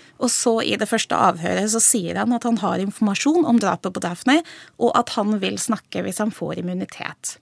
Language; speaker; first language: Norwegian; early bilingual, heritage; Norwegian